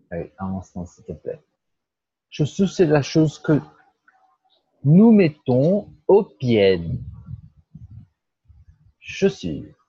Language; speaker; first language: French; non-native, learner; Portuguese